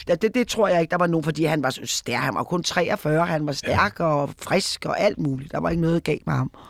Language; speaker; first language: Danish; native; Danish